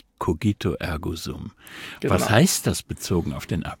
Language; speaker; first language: German; native; German